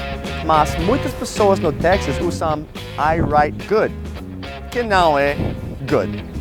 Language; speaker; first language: Portuguese; non-native, fluent; English